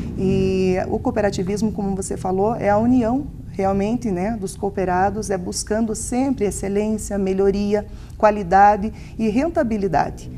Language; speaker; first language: Portuguese; native; Portuguese